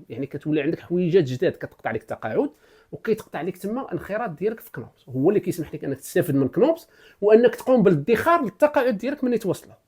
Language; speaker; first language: Arabic; native; Arabic